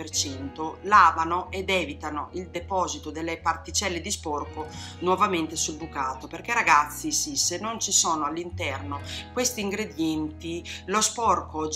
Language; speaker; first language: Italian; native; Italian